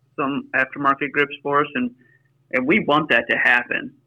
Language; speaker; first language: English; native; English